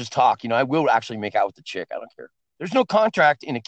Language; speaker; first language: English; native; English